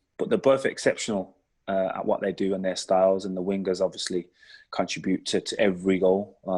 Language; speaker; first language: English; native; English